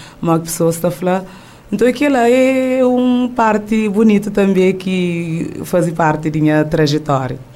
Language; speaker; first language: Portuguese; non-native, local second language; Kabuverdianu